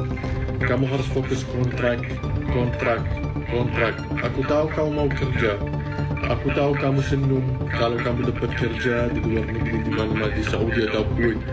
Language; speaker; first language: Indonesian; non-native, fluent; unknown